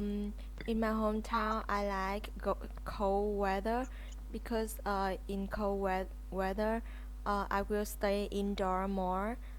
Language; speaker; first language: English; non-native, learner; Vietnamese